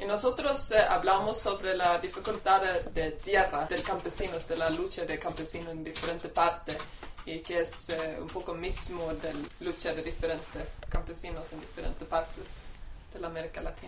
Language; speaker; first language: Spanish; non-native, learner; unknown